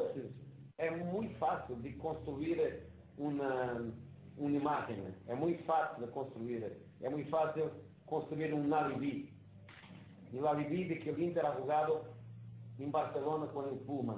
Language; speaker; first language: Italian; non-native, fluent; Portuguese